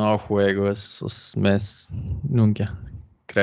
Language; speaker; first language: Spanish; non-native, fluent; Swedish